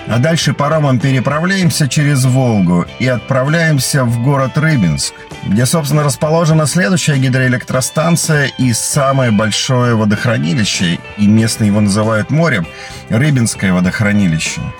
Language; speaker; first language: Russian; native; Russian